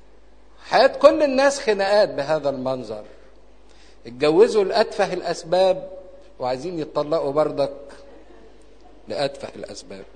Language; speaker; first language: Arabic; native; Arabic